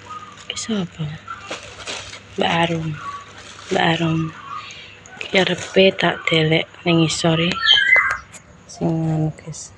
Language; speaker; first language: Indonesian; non-native, local second language; Javanese